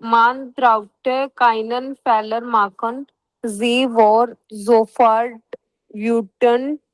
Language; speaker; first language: German; non-native, learner; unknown